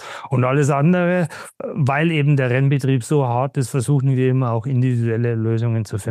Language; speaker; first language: German; native; German